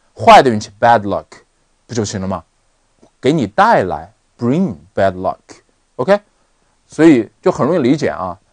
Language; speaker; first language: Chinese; native; Chinese